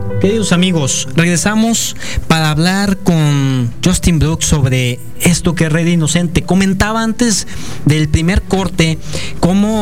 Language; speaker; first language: Spanish; native; Spanish